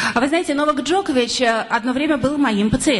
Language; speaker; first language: Russian; native; Russian